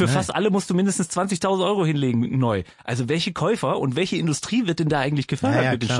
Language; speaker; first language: German; native; German